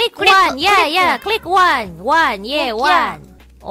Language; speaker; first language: English; non-native, learner; Indonesian